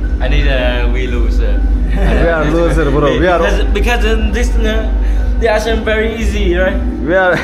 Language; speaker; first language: English; non-native, learner; Turkish